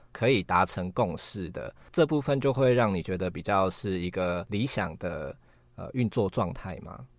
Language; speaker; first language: Chinese; native; Chinese